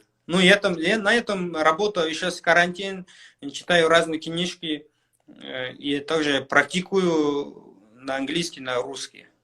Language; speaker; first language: Russian; non-native, local second language; Kyrgyz